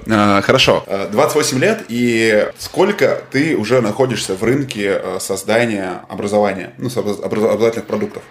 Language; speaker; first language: Russian; native; Russian